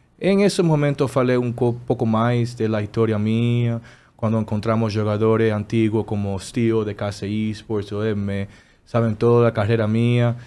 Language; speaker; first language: Spanish; non-native, learner; Portuguese